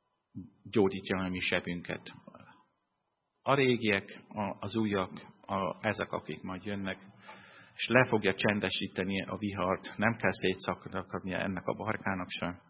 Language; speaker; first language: Hungarian; non-native, fluent; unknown